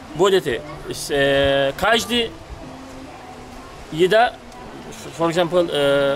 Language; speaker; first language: Russian; non-native, learner; Turkish